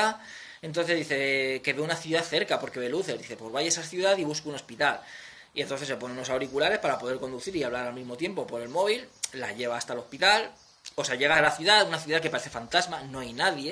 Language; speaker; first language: Spanish; native; Spanish